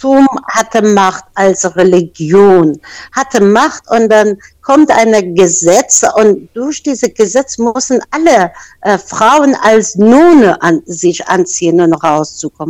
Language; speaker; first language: German; non-native, fluent; Persian